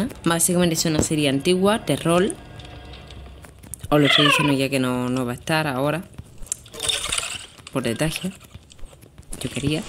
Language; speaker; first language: Spanish; native; Spanish